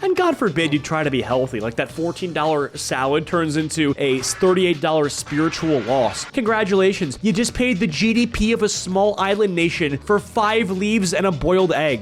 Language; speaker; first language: English; native; English